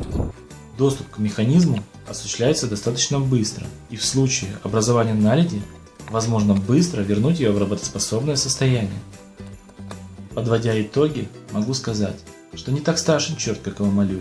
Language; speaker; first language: Russian; native; Russian